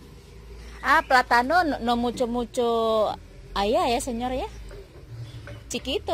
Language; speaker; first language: Spanish; non-native, learner; Indonesian